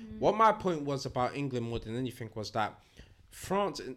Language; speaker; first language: English; native; English